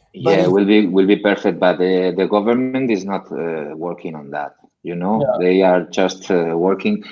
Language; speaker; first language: English; non-native, learner; Spanish